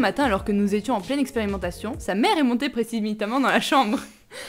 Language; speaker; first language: French; native; French